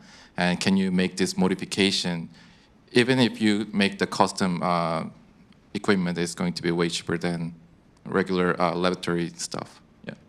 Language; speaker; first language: English; non-native, fluent; Korean